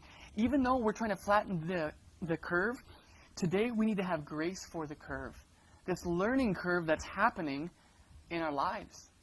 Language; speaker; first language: English; native; English